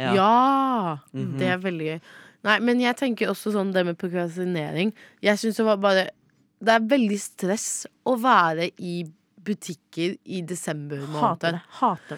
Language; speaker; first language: Norwegian; native; Norwegian